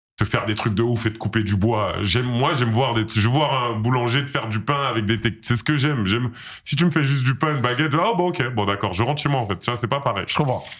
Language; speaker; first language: French; native; French